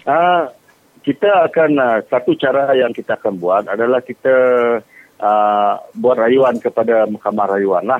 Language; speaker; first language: Malay; non-native, local second language; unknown